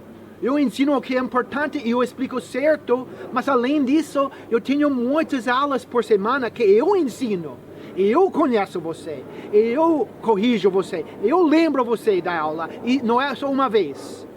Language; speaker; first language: Portuguese; non-native, fluent; English